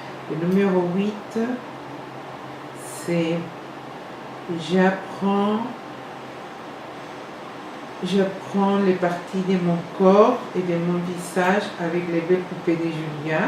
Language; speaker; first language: French; non-native, fluent; Spanish